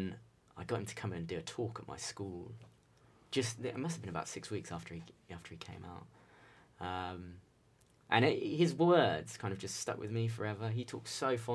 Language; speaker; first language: English; native; English